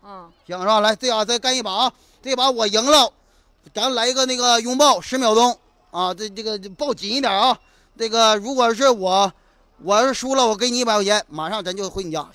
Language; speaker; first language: Chinese; native; Chinese